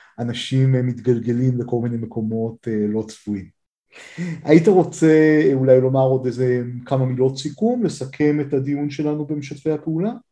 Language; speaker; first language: Hebrew; native; Hebrew